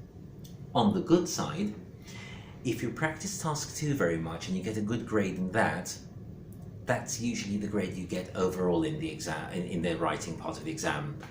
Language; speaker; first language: English; non-native, fluent; Greek